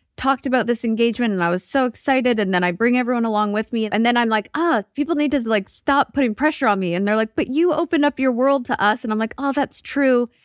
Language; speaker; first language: English; native; English